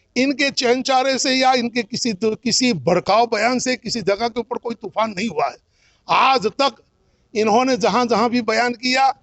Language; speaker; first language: Hindi; non-native, local second language; Gujarati